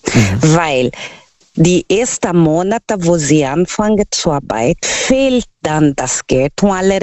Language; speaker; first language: German; non-native, learner; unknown